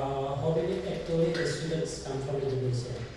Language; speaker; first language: English; non-native, fluent; Indonesian